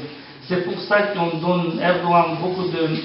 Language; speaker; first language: French; non-native, learner; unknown